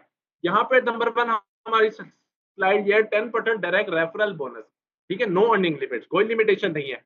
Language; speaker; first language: Hindi; native; Hindi